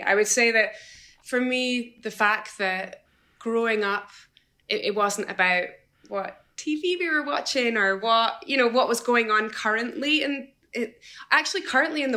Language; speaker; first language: English; native; English